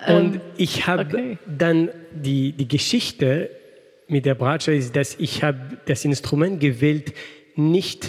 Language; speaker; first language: German; non-native, fluent; French